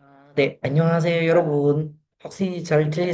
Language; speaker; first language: Korean; non-native, fluent; Indonesian